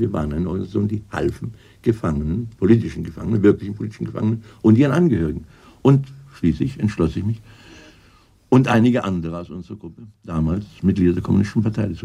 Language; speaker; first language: German; native; German